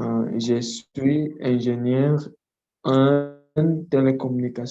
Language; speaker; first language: French; non-native, learner; Portuguese